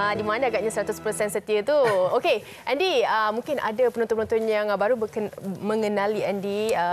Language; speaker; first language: Malay; native; Malay